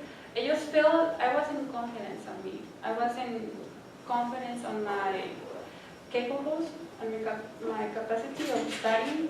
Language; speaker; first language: English; non-native, fluent; Spanish